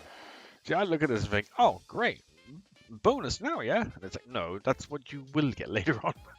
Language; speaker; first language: English; native; English